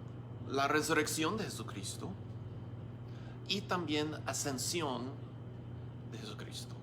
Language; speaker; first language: Spanish; non-native, learner; English